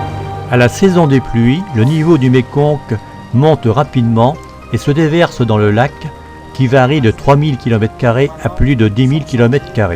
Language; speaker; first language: French; native; French